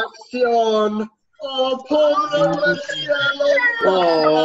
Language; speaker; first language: Spanish; non-native, learner; English